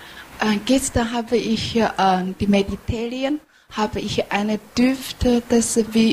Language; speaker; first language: German; non-native, learner; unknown